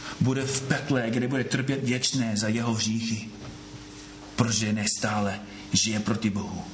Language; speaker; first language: Czech; non-native, fluent; English